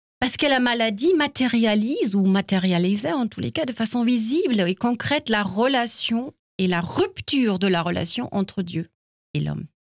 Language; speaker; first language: French; non-native, fluent; German